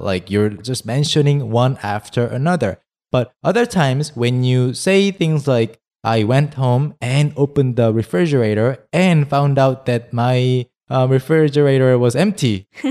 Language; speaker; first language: English; non-native, fluent; Korean